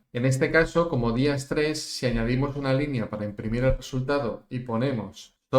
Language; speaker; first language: Spanish; native; Spanish